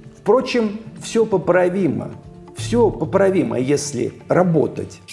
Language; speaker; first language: Russian; native; Russian